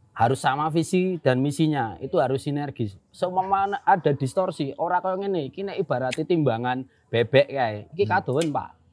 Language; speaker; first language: Indonesian; non-native, local second language; Javanese